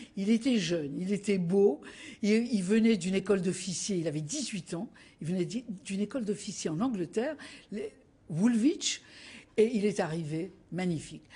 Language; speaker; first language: French; native; French